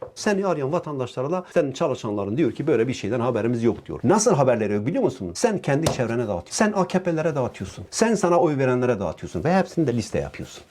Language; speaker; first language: Turkish; non-native, local second language; Kurdish